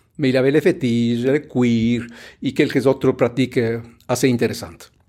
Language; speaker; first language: French; non-native, fluent; Spanish